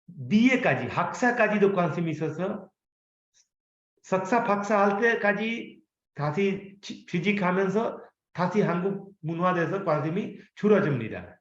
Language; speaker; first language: Korean; non-native, fluent; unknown